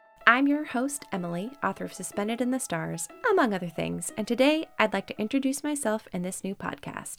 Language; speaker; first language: English; native; English